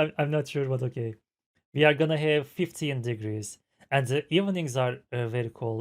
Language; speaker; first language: English; non-native, fluent; Turkish